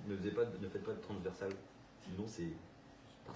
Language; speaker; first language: French; native; French